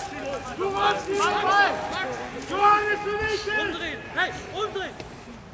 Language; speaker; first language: German; native; German